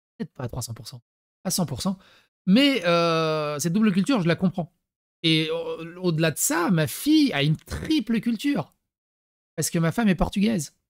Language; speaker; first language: French; early bilingual, other home language; Serbian